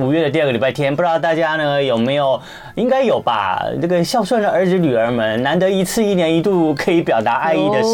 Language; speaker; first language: Chinese; native; Chinese